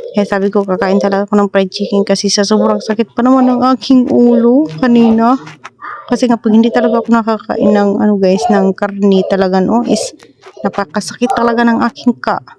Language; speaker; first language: Filipino; native; Filipino